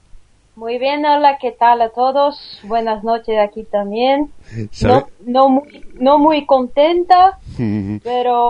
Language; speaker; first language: Spanish; non-native, learner; Portuguese